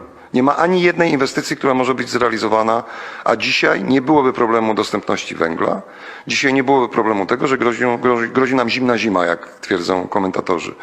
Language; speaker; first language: Polish; native; Polish